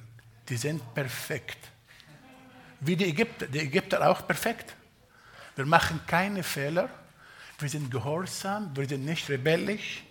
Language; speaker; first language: German; non-native, fluent; Arabic